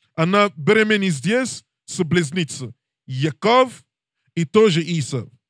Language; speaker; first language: Russian; non-native, learner; English